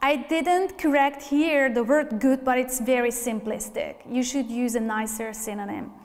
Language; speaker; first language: English; non-native, fluent; Hungarian